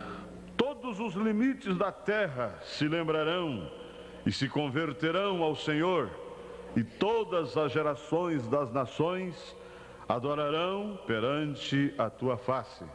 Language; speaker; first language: Portuguese; native; Portuguese